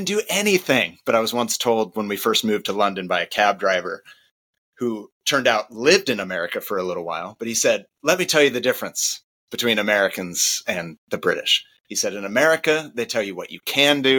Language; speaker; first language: English; native; English